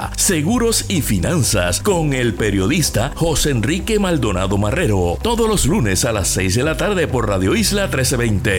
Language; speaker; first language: Spanish; native; Spanish